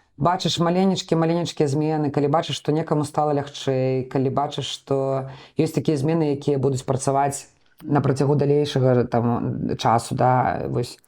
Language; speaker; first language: Belarusian; non-native, local second language; Russian